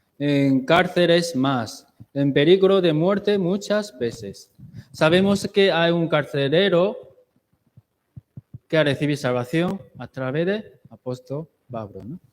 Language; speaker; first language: Spanish; non-native, learner; Chinese